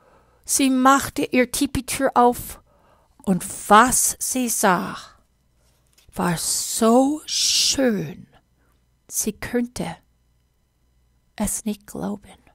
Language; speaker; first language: German; non-native, fluent; English